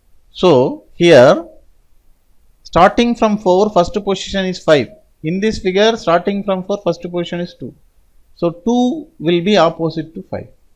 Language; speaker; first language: English; non-native, local second language; Tamil